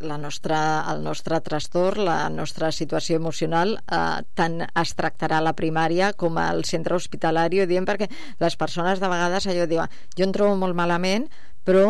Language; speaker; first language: Catalan; native; Catalan